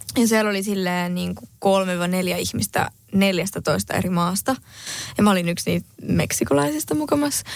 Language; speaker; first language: Finnish; early bilingual, heritage; Spanish